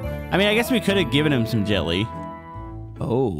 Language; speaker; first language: English; native; English